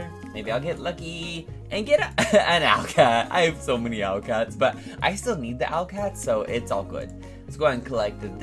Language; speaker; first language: English; native; English